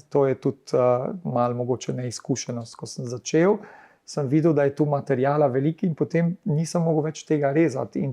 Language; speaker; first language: Slovenian; early bilingual, heritage; Slovenian